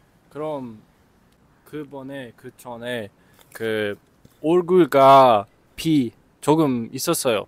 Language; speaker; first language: Korean; non-native, learner; English